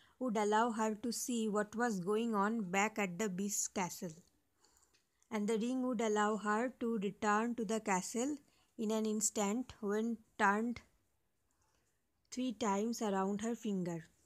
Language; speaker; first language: English; non-native, local second language; Bangla